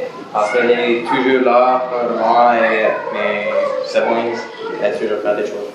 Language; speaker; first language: French; non-native, local second language; English